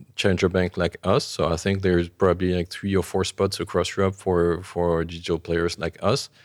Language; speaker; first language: English; non-native, fluent; French